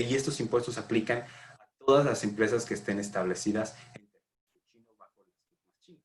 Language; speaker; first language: Spanish; native; Spanish